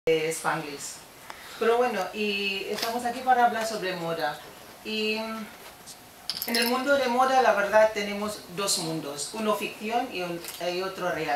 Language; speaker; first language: Spanish; non-native, fluent; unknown